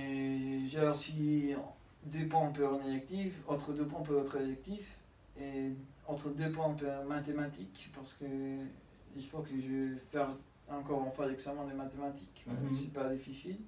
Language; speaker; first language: French; non-native, learner; Spanish